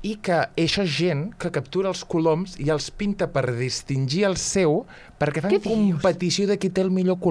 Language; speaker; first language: Catalan; native; Catalan